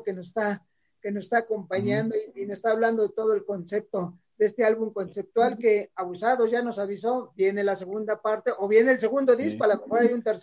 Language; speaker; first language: Spanish; native; Spanish